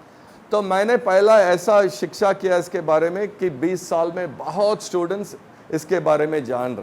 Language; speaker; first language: Hindi; non-native, local second language; Tamil